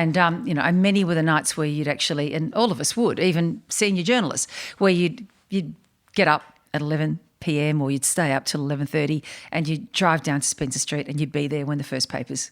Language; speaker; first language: English; native; English